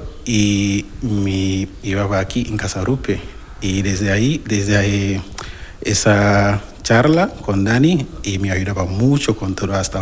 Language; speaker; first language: Spanish; non-native, learner; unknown